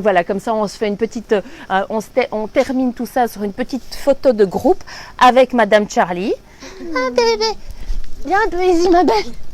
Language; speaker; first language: French; native; French